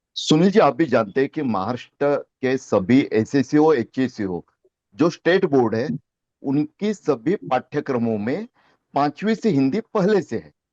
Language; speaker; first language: Hindi; non-native, local second language; Marathi